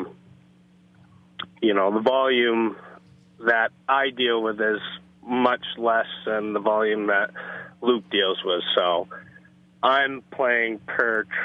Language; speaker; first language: English; native; English